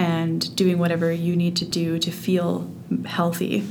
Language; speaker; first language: English; native; English